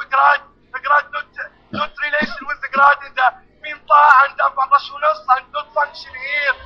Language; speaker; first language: English; non-native, learner; Arabic